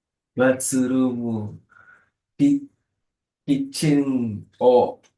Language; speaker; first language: Japanese; non-native, learner; Indonesian